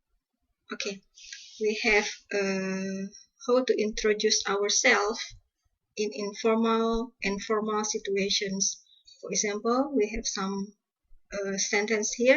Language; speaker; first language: English; non-native, fluent; Indonesian